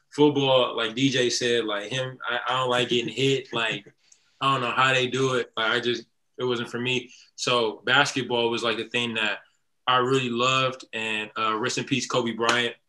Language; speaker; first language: English; native; English